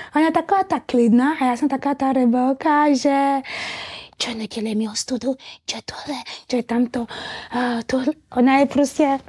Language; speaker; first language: Czech; early bilingual, other home language; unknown